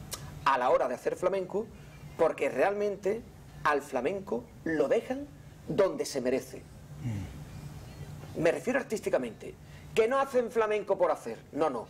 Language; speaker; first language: Spanish; native; Spanish